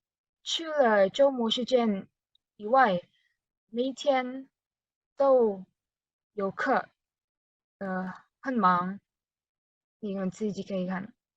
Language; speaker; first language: Chinese; non-native, learner; Indonesian